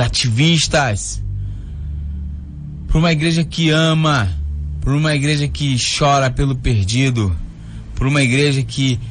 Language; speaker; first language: Portuguese; native; Portuguese